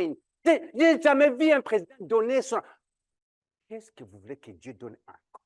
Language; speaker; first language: French; non-native, local second language; Kinyarwanda